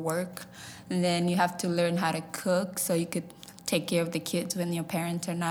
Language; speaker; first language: English; early bilingual, other home language; Somali